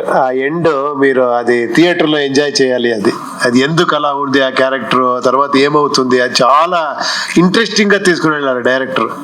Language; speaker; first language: Telugu; non-native, local second language; Kannada